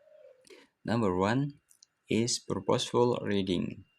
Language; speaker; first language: English; non-native, learner; Indonesian